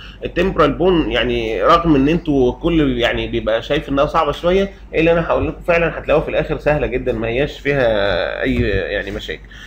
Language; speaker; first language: Arabic; native; Arabic